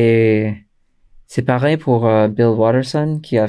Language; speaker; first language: French; non-native, fluent; English